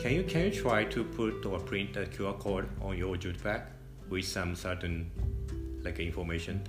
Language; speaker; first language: English; non-native, fluent; Japanese